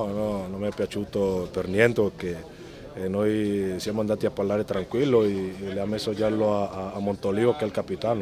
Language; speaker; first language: Italian; non-native, fluent; Spanish